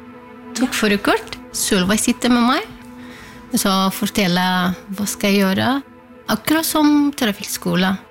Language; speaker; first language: Norwegian; non-native, learner; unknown